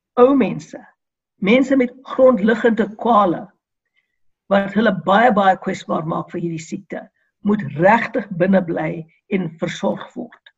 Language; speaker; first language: Afrikaans; non-native, local second language; English